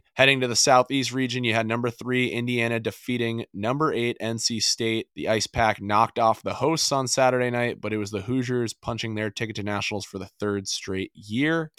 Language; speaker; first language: English; native; English